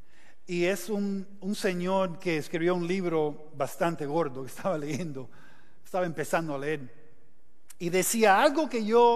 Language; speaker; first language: Spanish; non-native, fluent; English